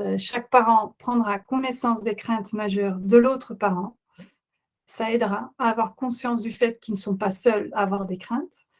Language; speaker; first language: French; non-native, fluent; Dutch